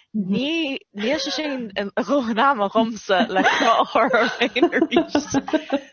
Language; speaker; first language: Irish; non-native, local second language; English